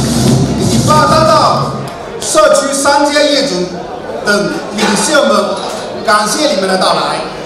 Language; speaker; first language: Chinese; native; Chinese